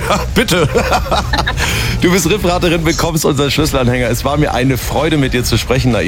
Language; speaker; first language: German; native; German